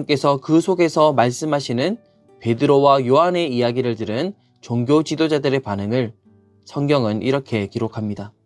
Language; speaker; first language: Korean; native; Korean